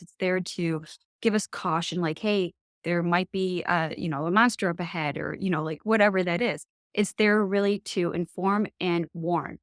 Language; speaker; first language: English; native; English